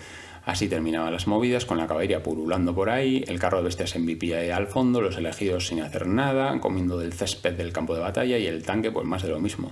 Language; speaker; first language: Spanish; native; Spanish